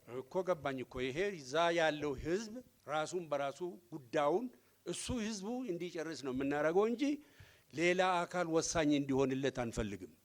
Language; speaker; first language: Amharic; non-native, local second language; Oromo